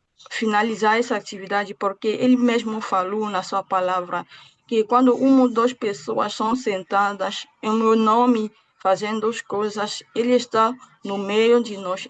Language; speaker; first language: Portuguese; non-native, fluent; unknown